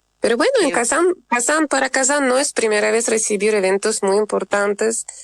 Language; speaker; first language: Spanish; non-native, fluent; Russian